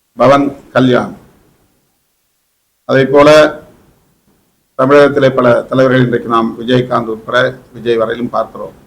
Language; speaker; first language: Tamil; native; Tamil